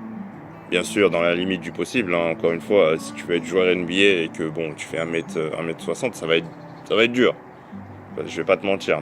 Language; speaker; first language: French; native; French